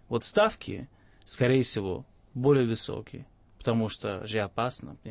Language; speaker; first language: Russian; non-native, fluent; Italian